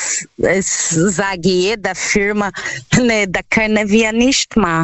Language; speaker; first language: German; non-native, learner; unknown